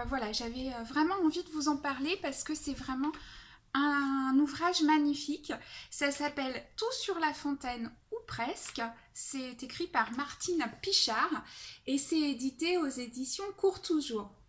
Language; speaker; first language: French; native; French